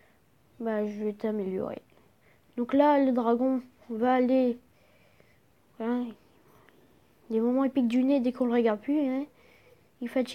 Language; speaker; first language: French; native; French